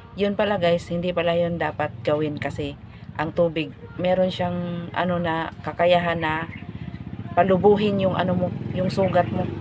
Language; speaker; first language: Filipino; non-native, local second language; Cebuano